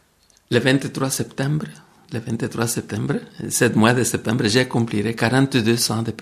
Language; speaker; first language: French; non-native, fluent; Spanish